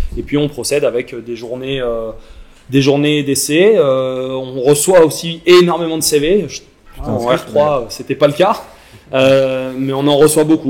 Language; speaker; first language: French; native; French